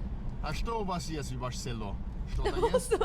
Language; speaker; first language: Russian; non-native, learner; English